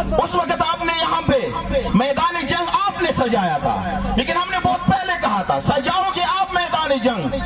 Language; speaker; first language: Urdu; non-native, local second language; Pashto